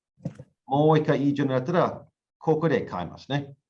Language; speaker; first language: Japanese; non-native, learner; English